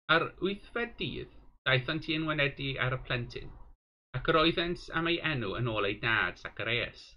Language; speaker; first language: Welsh; non-native, local second language; English